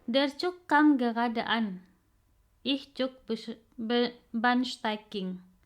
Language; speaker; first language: German; non-native, fluent; Indonesian